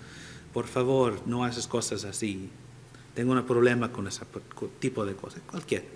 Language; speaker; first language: Spanish; non-native, fluent; English